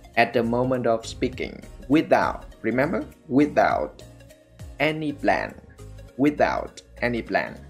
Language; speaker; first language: English; non-native, fluent; Vietnamese